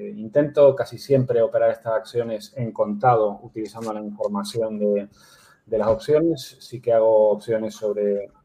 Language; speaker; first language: Spanish; native; Spanish